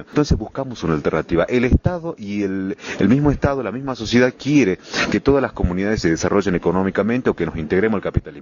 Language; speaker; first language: Spanish; native; Spanish